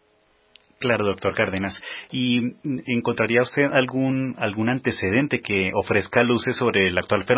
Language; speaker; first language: Spanish; native; Spanish